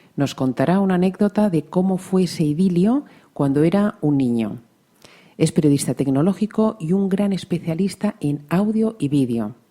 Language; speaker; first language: Spanish; native; Spanish